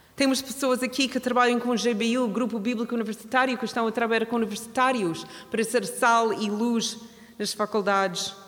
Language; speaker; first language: Portuguese; non-native, fluent; English